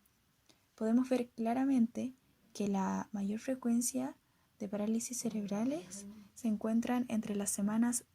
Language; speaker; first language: Spanish; native; Spanish